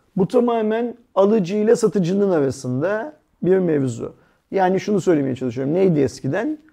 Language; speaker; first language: Turkish; native; Turkish